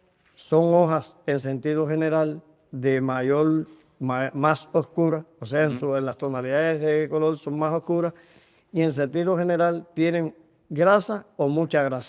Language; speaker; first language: Spanish; native; Spanish